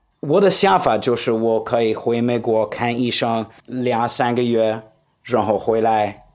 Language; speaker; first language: Chinese; non-native, fluent; English